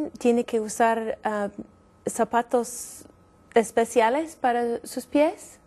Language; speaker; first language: Spanish; non-native, fluent; English